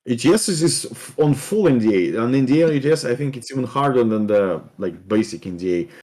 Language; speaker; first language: English; non-native, fluent; Russian